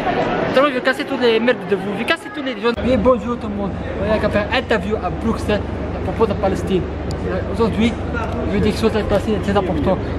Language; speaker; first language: French; non-native, local second language; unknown